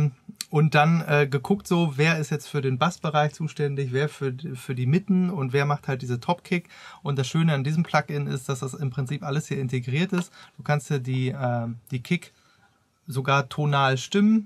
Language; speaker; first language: German; native; German